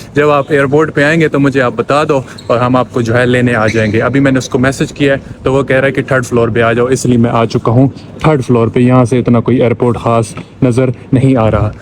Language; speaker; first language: Urdu; non-native, local second language; Punjabi